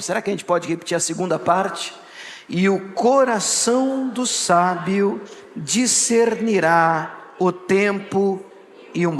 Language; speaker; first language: Portuguese; native; Portuguese